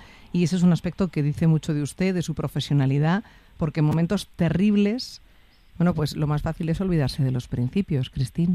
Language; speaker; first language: Spanish; native; Spanish